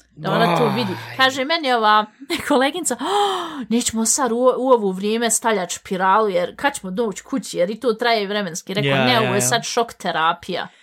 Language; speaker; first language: Bosnian; early bilingual, heritage; Bosnian